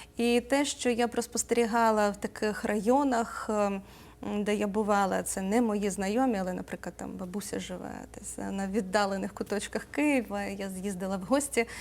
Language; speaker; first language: Ukrainian; native; Ukrainian